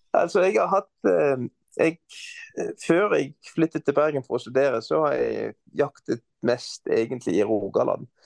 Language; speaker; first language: Norwegian; non-native, fluent; Arabic